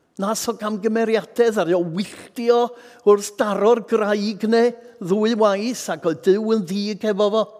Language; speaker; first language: Welsh; native; Welsh